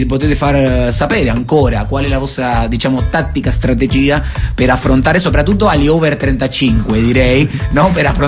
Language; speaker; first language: Italian; native; Italian